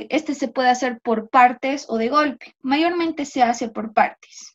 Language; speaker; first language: Spanish; native; Spanish